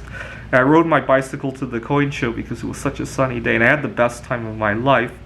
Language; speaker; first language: English; native; English